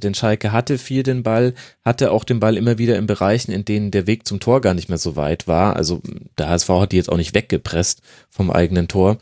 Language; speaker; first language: German; native; German